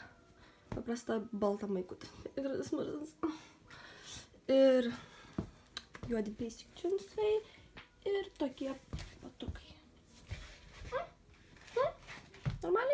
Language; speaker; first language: Lithuanian; native; Lithuanian